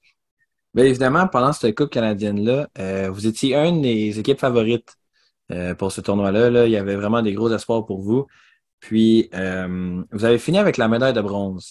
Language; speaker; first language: French; native; French